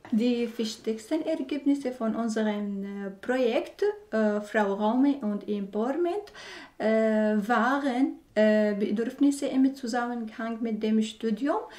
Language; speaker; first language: German; non-native, learner; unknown